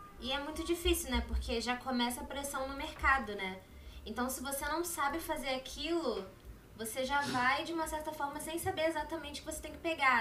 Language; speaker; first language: Portuguese; native; Portuguese